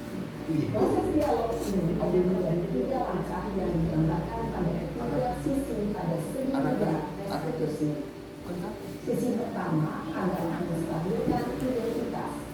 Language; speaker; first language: Indonesian; native; Indonesian